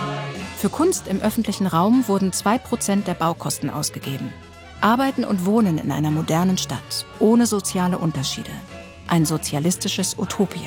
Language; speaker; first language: German; native; German